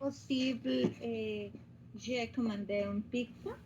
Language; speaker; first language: French; non-native, learner; Spanish